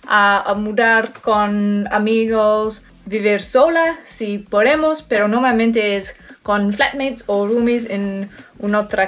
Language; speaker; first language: Spanish; non-native, learner; English